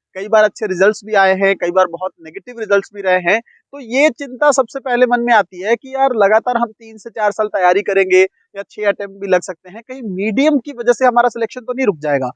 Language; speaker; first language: Hindi; non-native, local second language; Punjabi